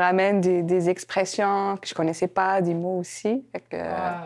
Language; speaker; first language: French; non-native, local second language; Kabyle